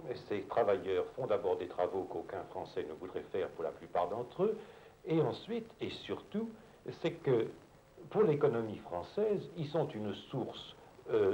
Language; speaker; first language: French; native; French